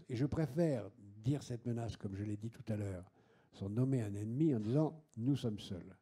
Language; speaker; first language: French; native; French